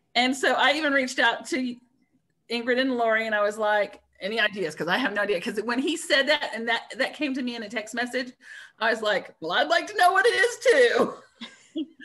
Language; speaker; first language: English; native; English